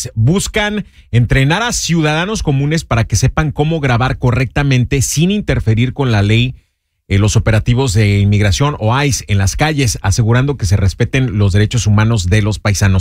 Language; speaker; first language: Spanish; native; Spanish